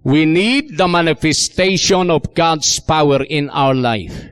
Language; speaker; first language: English; non-native, local second language; Filipino